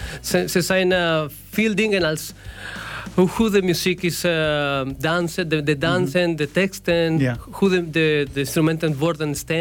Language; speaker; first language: Dutch; non-native, learner; Spanish